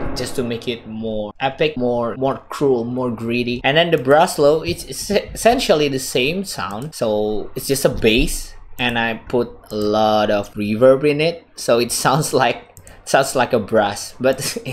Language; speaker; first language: English; non-native, fluent; Indonesian